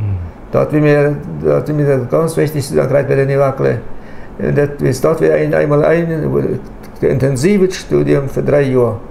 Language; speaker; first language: German; non-native, local second language; Low German